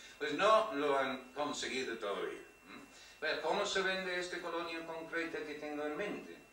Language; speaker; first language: Spanish; non-native, fluent; English